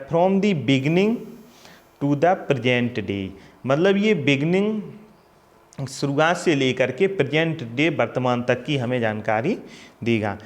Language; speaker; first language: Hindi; native; Hindi